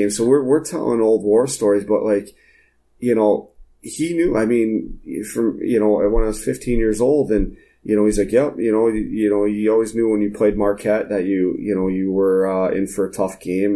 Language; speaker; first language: English; native; English